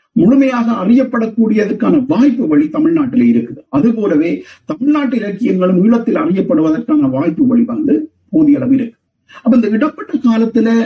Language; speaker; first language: Tamil; native; Tamil